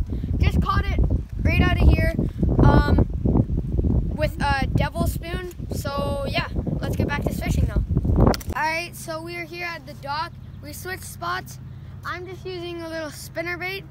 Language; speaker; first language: English; native; English